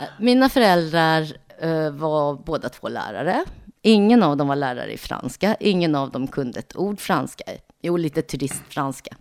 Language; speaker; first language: Swedish; native; Swedish